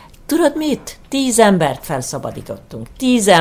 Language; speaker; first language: Hungarian; early bilingual, heritage; Hungarian